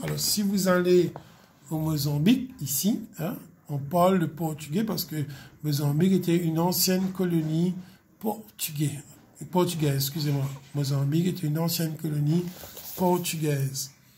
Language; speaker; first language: French; non-native, local second language; Morisyen